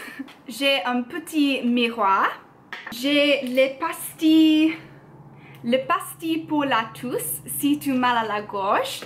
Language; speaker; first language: French; non-native, learner; English